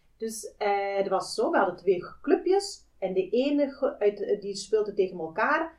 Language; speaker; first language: Dutch; non-native, fluent; German